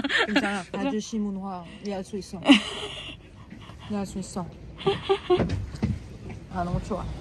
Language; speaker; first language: Korean; non-native, fluent; French